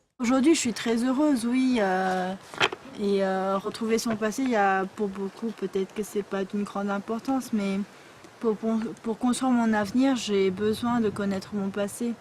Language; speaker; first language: French; early bilingual, other home language; Korean